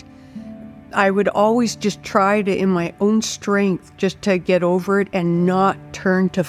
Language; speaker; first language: English; native; English